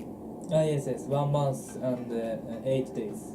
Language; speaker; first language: English; non-native, learner; Japanese